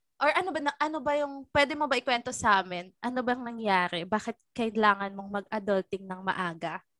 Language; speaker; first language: Filipino; native; Filipino